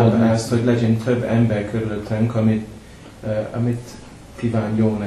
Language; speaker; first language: Hungarian; non-native, learner; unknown